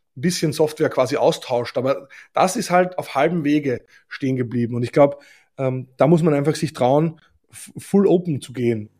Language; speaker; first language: German; native; German